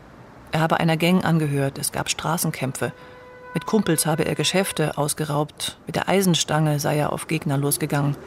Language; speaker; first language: German; native; German